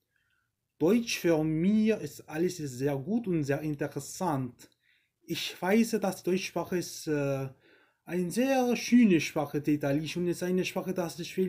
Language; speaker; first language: German; non-native, learner; English